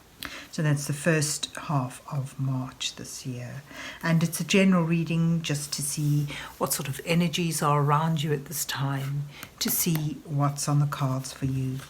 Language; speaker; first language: English; native; English